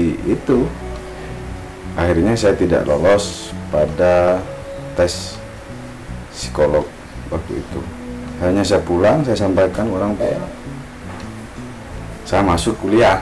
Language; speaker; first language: Indonesian; non-native, local second language; Madurese